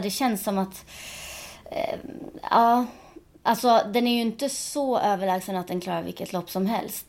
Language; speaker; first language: Swedish; native; Swedish